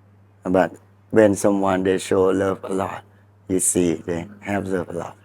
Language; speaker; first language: English; non-native, learner; Thai